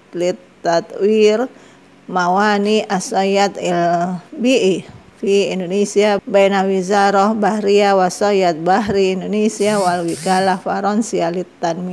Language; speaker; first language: Arabic; non-native, fluent; Indonesian